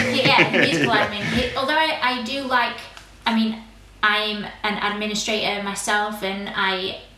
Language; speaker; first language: English; native; English